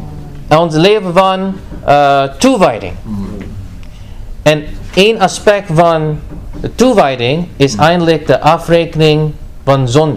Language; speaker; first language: Dutch; non-native, fluent; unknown